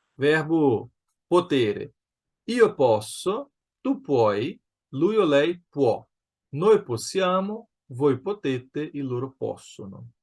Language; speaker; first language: Italian; non-native, fluent; Portuguese